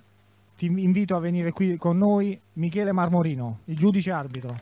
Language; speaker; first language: Italian; native; Italian